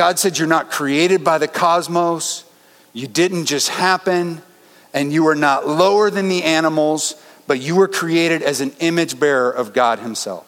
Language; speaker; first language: English; native; English